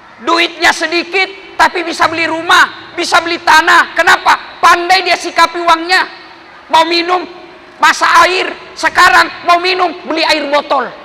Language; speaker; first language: Indonesian; non-native, local second language; Buginese